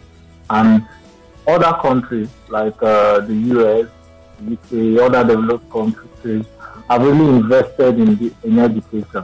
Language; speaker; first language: English; non-native, local second language; Igbo